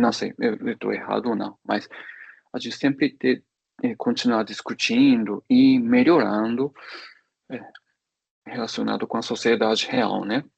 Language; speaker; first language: Portuguese; non-native, fluent; Japanese